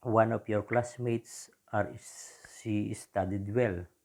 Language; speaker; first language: English; non-native, local second language; Filipino